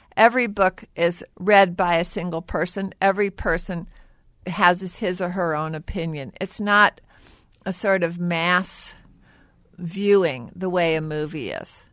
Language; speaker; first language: English; native; English